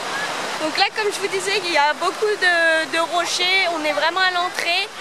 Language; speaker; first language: French; native; French